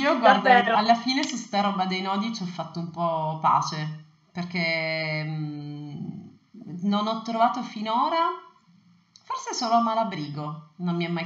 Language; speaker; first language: Italian; native; Italian